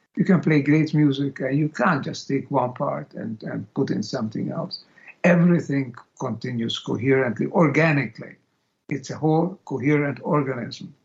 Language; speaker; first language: English; non-native, fluent; Hungarian